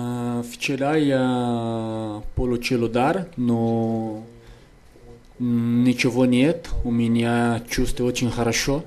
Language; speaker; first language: Russian; non-native, learner; Portuguese